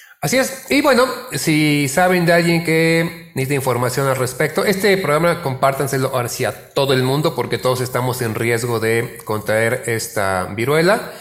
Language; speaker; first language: Spanish; native; Spanish